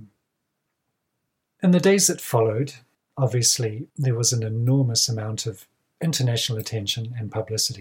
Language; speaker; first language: English; native; English